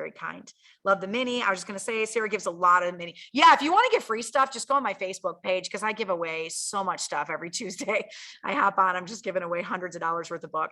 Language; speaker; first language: English; native; English